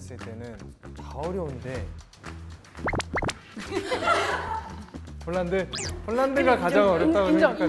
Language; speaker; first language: Korean; native; Korean